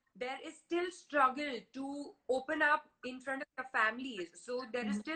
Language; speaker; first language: English; non-native, local second language; Hindi